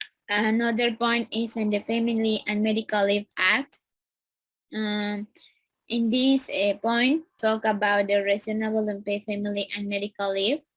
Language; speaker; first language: English; non-native, learner; Spanish